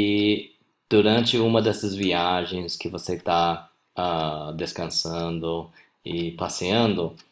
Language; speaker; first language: Portuguese; non-native, fluent; English